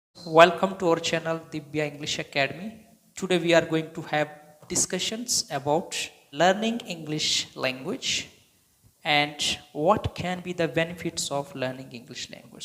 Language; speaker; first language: English; non-native, local second language; Hindi